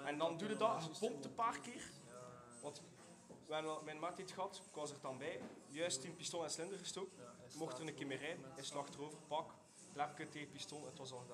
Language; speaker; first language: Dutch; native; Dutch